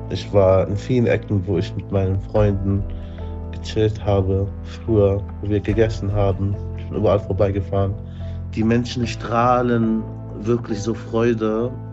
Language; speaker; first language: German; non-native, fluent; Arabic